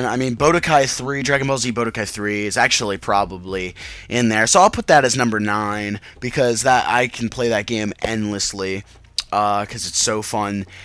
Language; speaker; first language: English; native; English